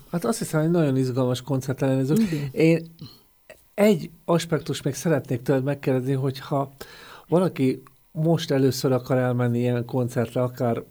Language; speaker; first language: Hungarian; native; Hungarian